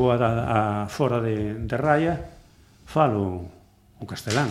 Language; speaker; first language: Galician; non-native, local second language; Spanish